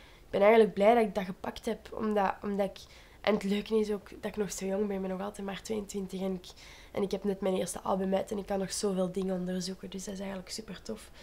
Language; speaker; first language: Dutch; native; Dutch